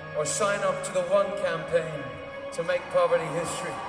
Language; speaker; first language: English; native; English